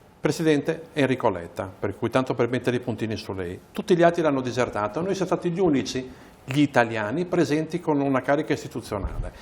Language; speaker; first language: Italian; native; Italian